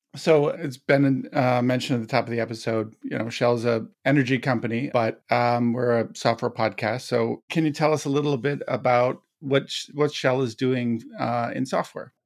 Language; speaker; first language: English; native; English